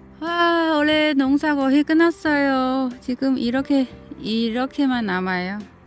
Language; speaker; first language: Korean; non-native, learner; Vietnamese